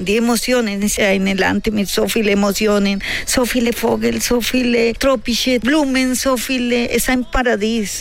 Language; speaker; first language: German; non-native, fluent; Spanish